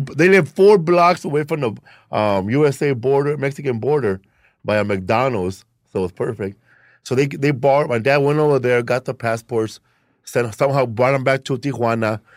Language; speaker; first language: English; early bilingual, other home language; Spanish